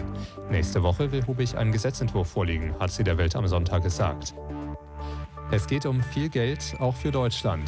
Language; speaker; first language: German; native; German